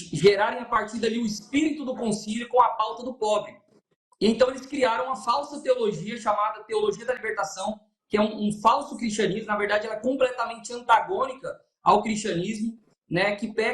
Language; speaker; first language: Portuguese; native; Portuguese